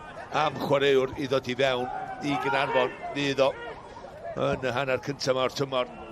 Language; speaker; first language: Welsh; native; Welsh